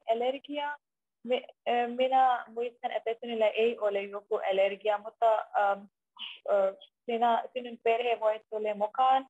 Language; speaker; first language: Finnish; non-native, learner; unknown